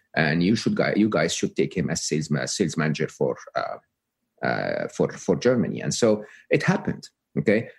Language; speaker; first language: English; non-native, fluent; Arabic